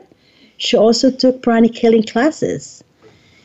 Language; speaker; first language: English; non-native, local second language; Filipino